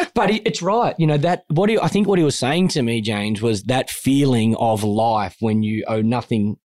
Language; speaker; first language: English; native; English